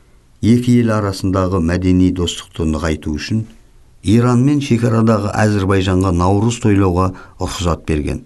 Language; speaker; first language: Kazakh; native; Kazakh